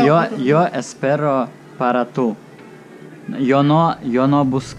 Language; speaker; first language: Spanish; non-native, learner; Russian